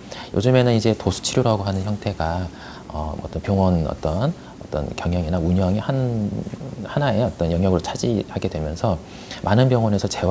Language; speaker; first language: Korean; native; Korean